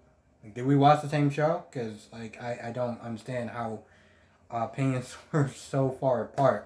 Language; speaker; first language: English; native; English